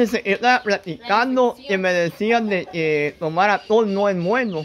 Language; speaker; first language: Spanish; native; Spanish